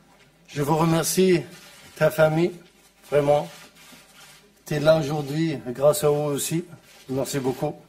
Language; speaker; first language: French; non-native, learner; Arabic